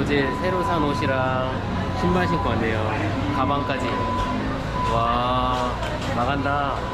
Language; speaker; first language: Korean; native; Korean